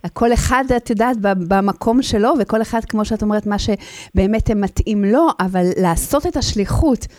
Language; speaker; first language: Hebrew; native; Hebrew